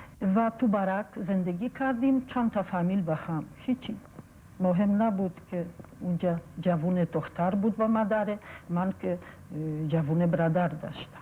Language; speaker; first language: Persian; non-native, fluent; Polish